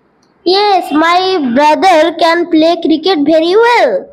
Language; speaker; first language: English; non-native, learner; Bangla